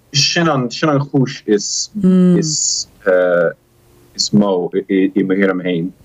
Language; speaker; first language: Irish; non-native, fluent; English